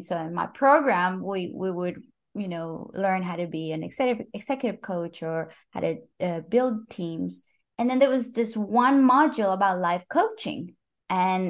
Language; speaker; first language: English; non-native, fluent; Spanish